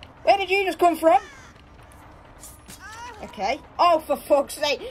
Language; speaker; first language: English; native; English